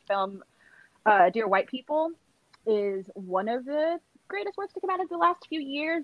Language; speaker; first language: English; native; English